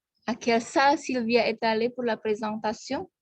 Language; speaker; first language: French; non-native, fluent; Indonesian